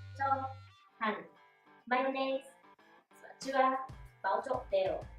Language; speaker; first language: Vietnamese; non-native, learner; Japanese